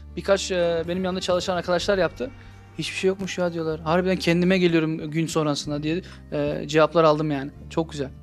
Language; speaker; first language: Turkish; early bilingual, heritage; Turkish